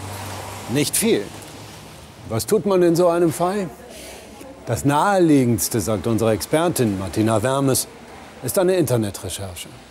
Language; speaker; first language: German; native; German